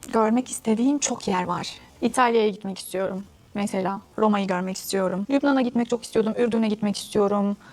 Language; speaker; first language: Turkish; non-native, fluent; Arabic